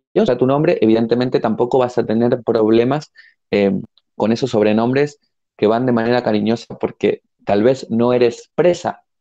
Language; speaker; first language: Spanish; native; Spanish